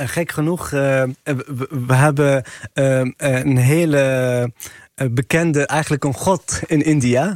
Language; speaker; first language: Dutch; non-native, fluent; Arabic